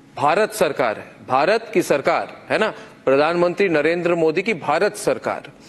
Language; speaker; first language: Hindi; native; Hindi